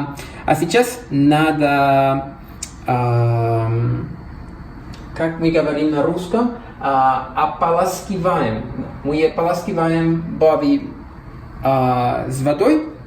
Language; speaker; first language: Russian; non-native, learner; Spanish